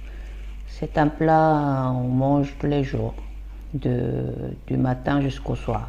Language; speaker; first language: French; non-native, fluent; Korean